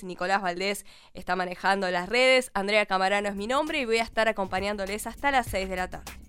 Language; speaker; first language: Spanish; native; Spanish